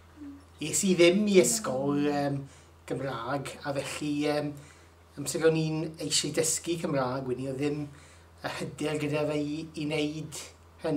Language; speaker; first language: Welsh; non-native, learner; English